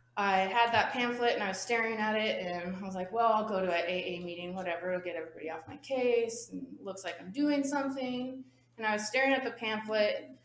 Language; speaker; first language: English; native; English